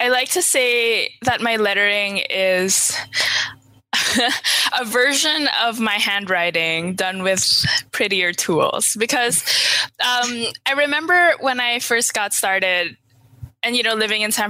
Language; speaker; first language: English; non-native, local second language; Filipino